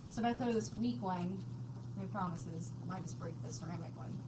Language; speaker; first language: English; native; English